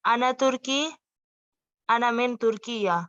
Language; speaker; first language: Arabic; non-native, learner; Urdu